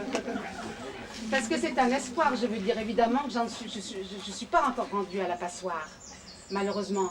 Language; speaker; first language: French; native; French